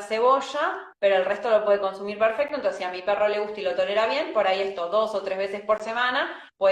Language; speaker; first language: Spanish; native; Spanish